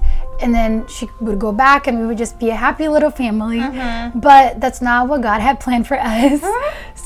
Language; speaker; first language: English; early bilingual, other home language; Portuguese